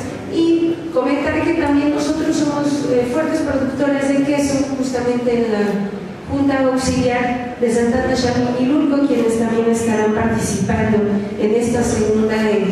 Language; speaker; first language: Spanish; native; Spanish